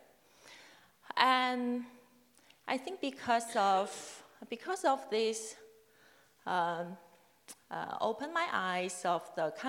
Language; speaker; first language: English; non-native, fluent; Chinese